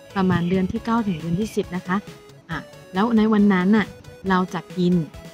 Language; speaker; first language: Thai; non-native, fluent; Chinese